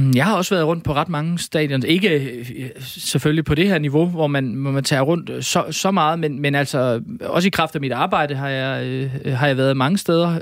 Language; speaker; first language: Danish; native; Danish